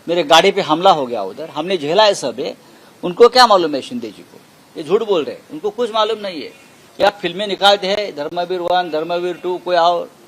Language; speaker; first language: Hindi; non-native, local second language; Marathi